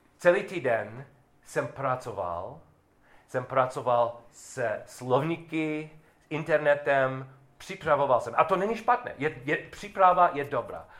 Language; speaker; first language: Czech; non-native, learner; English